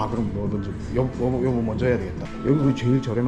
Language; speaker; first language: Korean; native; Korean